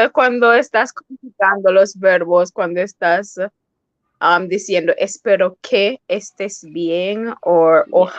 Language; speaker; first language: Spanish; non-native, fluent; English